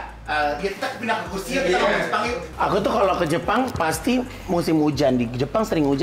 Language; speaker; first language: Indonesian; native; Indonesian